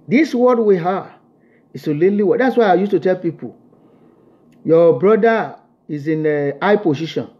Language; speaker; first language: English; non-native, local second language; Yoruba